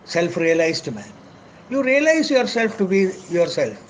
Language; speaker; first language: English; non-native, local second language; Malayalam